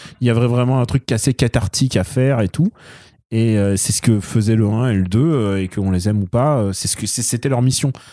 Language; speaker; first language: French; early bilingual, other home language; Russian